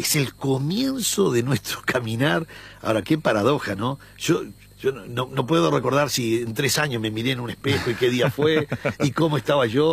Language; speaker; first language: Spanish; native; Spanish